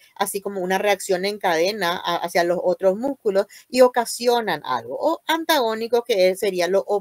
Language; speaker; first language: Spanish; native; Spanish